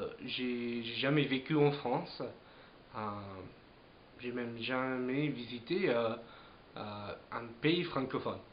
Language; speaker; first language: French; non-native, fluent; English